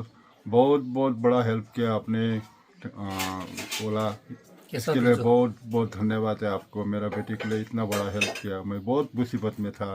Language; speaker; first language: Hindi; non-native, local second language; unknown